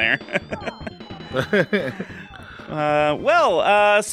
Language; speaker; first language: English; native; English